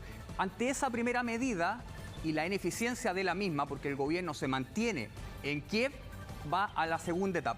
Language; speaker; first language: Spanish; native; Spanish